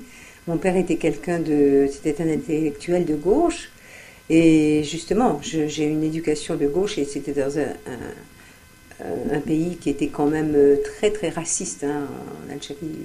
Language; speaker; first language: French; native; French